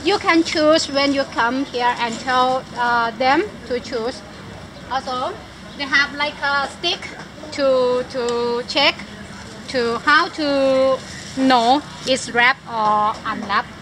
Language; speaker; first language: English; non-native, local second language; Thai